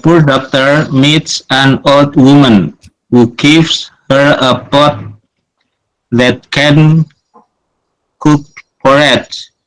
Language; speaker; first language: English; non-native, learner; Indonesian